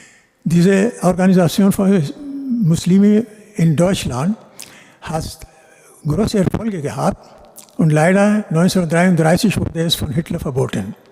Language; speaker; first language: German; non-native, fluent; Urdu